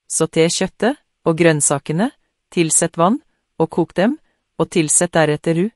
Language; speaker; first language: Norwegian; non-native, learner; Vietnamese